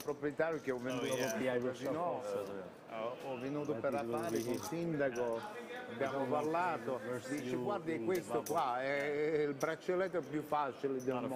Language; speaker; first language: Italian; non-native, learner; Russian